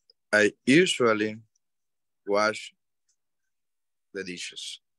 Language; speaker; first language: English; non-native, learner; Spanish